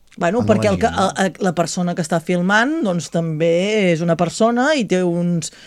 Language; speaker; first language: Catalan; native; Catalan